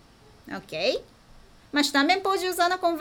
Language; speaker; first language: Portuguese; non-native, fluent; Japanese